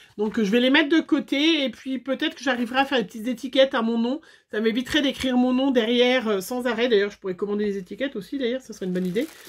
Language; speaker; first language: French; native; French